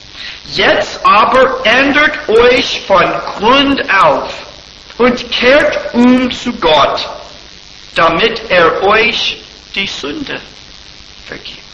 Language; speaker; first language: German; non-native, fluent; English